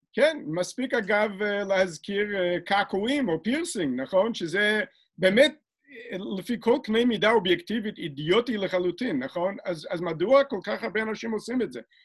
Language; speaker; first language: Hebrew; non-native, fluent; English